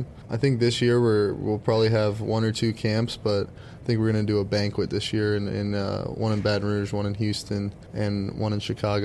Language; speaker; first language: English; native; English